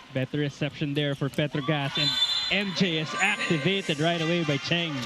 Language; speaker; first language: English; non-native, local second language; Filipino